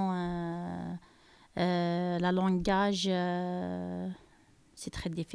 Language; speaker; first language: French; non-native, local second language; Arabic